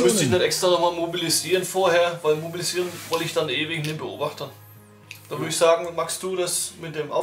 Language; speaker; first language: German; native; German